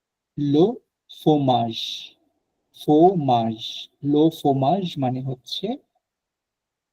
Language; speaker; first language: French; non-native, fluent; Bangla